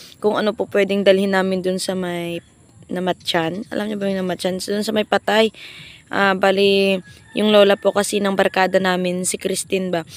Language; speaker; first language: Filipino; native; Filipino